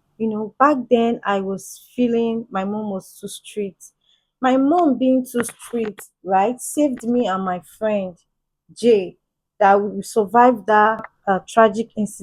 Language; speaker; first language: English; native; English